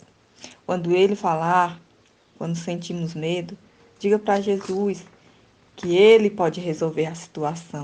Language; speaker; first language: Portuguese; native; Portuguese